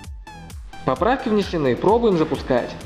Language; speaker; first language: Russian; native; Russian